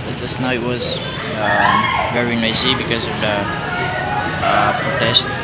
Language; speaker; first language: English; non-native, fluent; Tetum